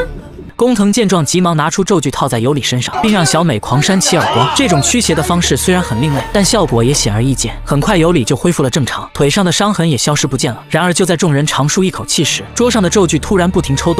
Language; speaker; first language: Chinese; native; Chinese